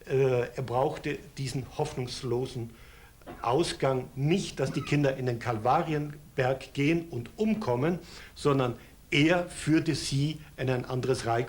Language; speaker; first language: German; native; German